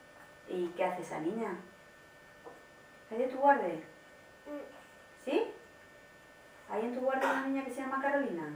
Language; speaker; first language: Spanish; native; Spanish